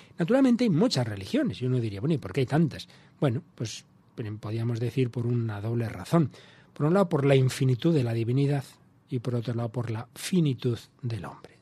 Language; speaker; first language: Spanish; native; Spanish